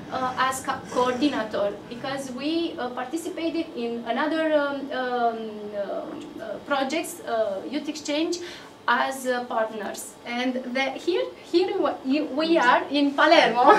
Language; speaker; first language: English; non-native, fluent; Romanian